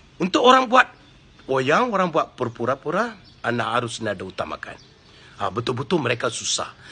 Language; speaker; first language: Malay; non-native, local second language; Tamil